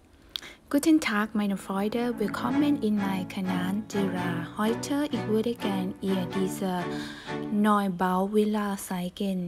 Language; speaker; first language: German; non-native, fluent; Thai